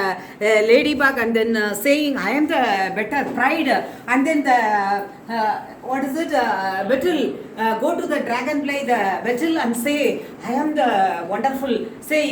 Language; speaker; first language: English; non-native, local second language; Tamil